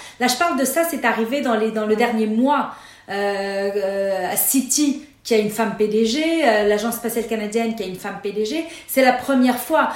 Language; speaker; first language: French; non-native, local second language; Arabic